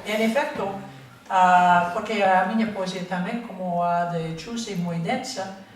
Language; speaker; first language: Galician; non-native, fluent; English